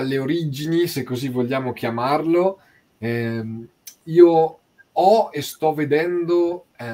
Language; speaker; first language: Italian; native; Italian